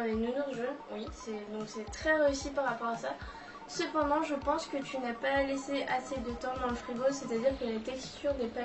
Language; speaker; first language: French; native; French